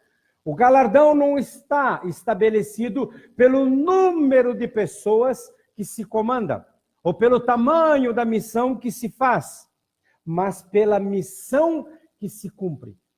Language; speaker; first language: Portuguese; native; Portuguese